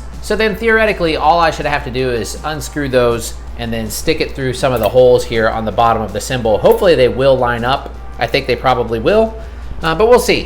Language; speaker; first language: English; native; English